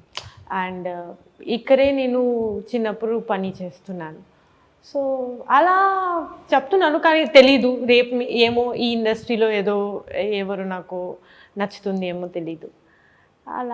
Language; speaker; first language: Telugu; non-native, fluent; Bangla